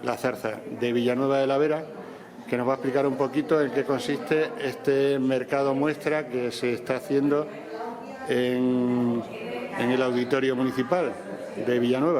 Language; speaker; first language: Spanish; native; Spanish